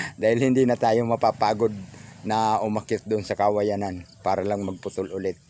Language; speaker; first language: Filipino; non-native, local second language; Cebuano